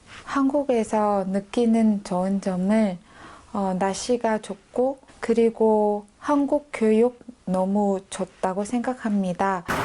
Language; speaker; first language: Korean; non-native, learner; Vietnamese